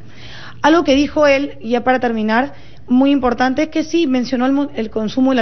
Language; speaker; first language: Spanish; native; Spanish